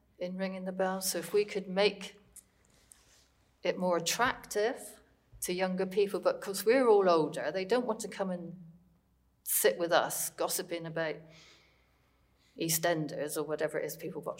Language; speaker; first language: English; native; English